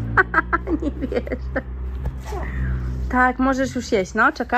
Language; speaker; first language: Polish; native; Polish